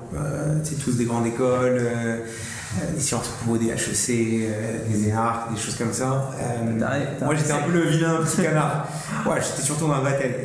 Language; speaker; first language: French; native; French